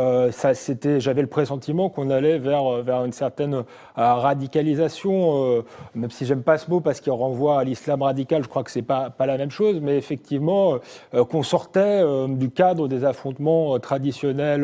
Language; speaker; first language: French; native; French